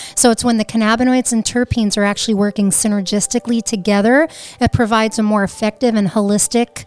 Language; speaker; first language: English; native; English